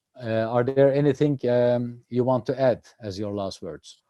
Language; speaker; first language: English; non-native, fluent; Turkish